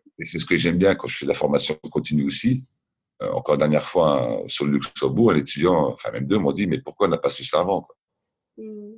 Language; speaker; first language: French; native; French